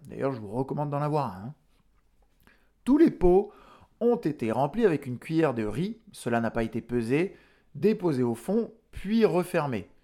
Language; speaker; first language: French; native; French